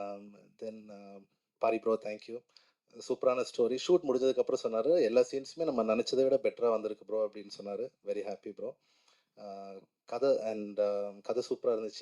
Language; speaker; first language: Tamil; native; Tamil